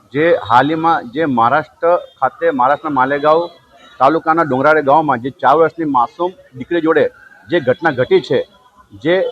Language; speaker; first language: Gujarati; non-native, local second language; Marathi